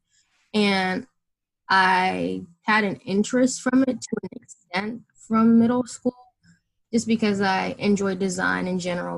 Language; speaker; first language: English; native; English